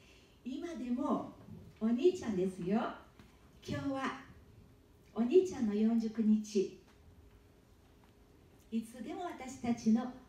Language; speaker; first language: Japanese; early bilingual, heritage; Japanese